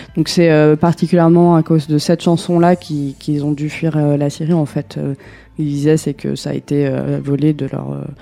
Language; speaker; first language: French; native; French